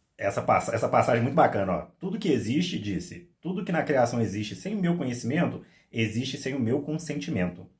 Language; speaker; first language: Portuguese; native; Portuguese